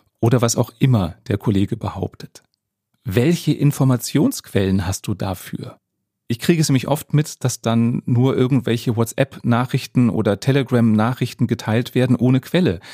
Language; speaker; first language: German; native; German